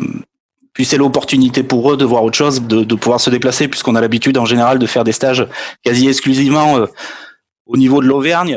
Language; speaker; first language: French; native; French